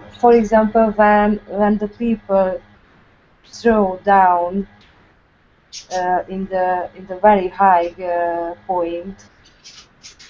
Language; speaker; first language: English; non-native, learner; Hungarian